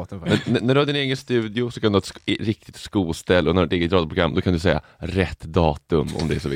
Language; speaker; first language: Swedish; native; Swedish